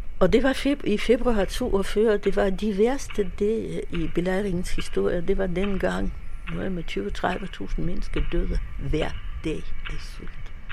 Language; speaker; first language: Danish; non-native, fluent; Russian